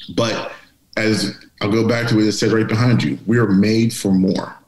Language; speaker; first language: English; native; English